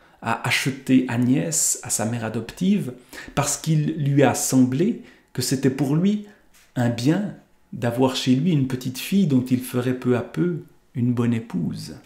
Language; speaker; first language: French; native; French